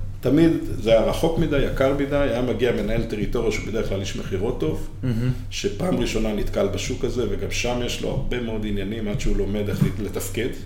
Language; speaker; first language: Hebrew; native; Hebrew